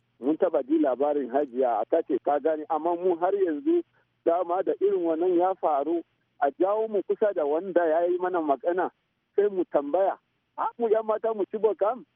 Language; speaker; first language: Hausa; non-native, local second language; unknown